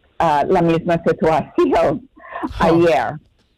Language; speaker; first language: Spanish; non-native, fluent; English